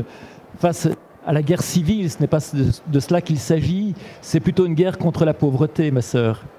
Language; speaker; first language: French; native; French